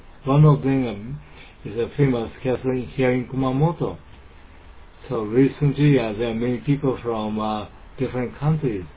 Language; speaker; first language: English; non-native, learner; Japanese